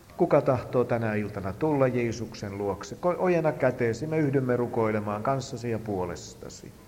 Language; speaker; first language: Finnish; native; Finnish